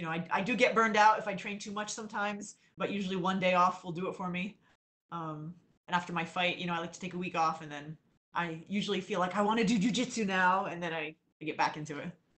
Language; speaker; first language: English; native; English